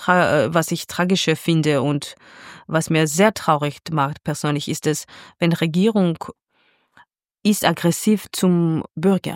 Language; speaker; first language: German; non-native, fluent; Georgian